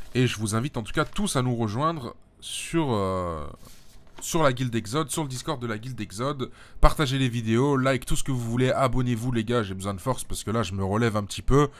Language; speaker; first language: French; native; French